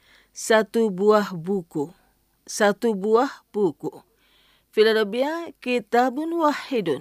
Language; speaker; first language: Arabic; non-native, fluent; Indonesian